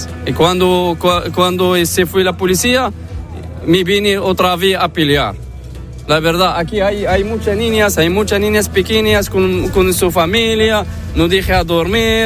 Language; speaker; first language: Spanish; non-native, learner; Arabic